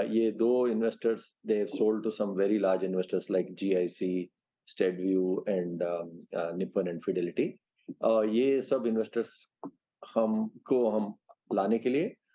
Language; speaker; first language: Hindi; non-native, local second language; Telugu